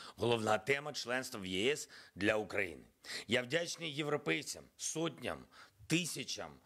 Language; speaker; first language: Ukrainian; non-native, local second language; Russian